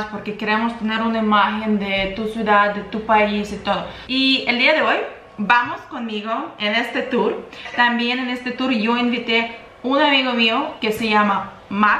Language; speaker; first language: Spanish; non-native, fluent; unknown